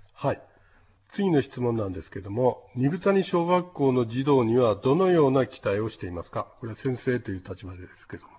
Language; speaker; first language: Japanese; native; Japanese